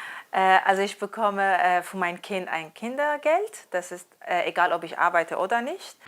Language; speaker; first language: German; non-native, fluent; Korean